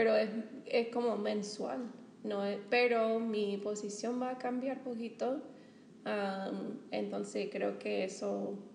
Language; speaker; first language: Spanish; non-native, fluent; English